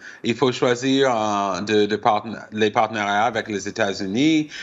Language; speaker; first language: French; non-native, fluent; English